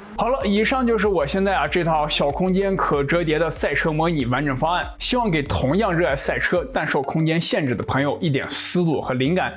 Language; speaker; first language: Chinese; native; Chinese